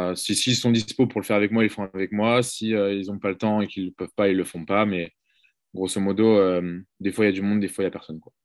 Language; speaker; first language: French; native; French